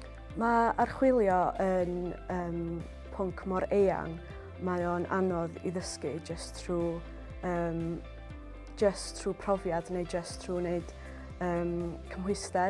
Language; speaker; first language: Welsh; native; Welsh